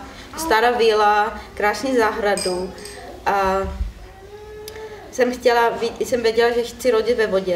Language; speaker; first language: Czech; non-native, learner; German